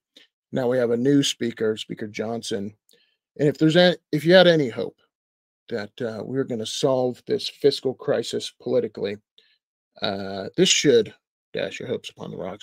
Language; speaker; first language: English; native; English